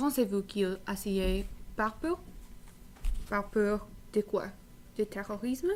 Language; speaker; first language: French; non-native, learner; English